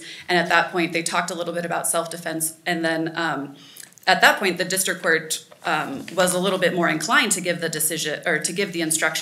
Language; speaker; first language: English; native; English